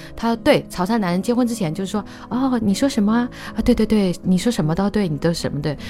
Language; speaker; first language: Chinese; native; Chinese